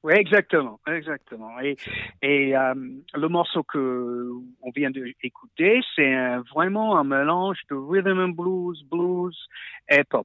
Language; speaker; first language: French; non-native, fluent; English